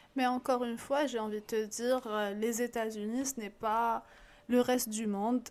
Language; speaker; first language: French; non-native, local second language; Arabic